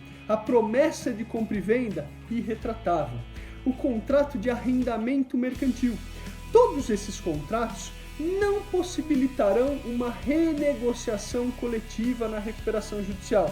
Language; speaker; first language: Portuguese; native; Portuguese